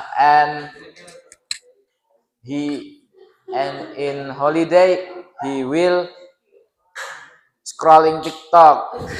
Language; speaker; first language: English; non-native, learner; Indonesian